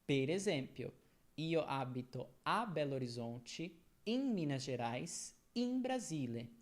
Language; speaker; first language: Italian; non-native, fluent; Portuguese